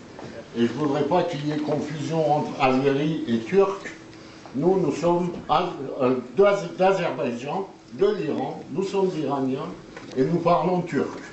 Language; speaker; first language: French; non-native, fluent; Azerbaijani